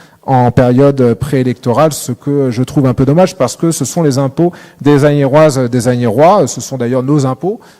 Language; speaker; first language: French; native; French